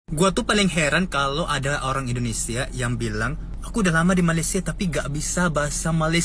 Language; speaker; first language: Indonesian; non-native, fluent; Thai